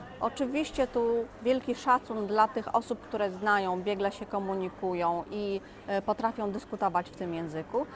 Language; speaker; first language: Polish; native; Polish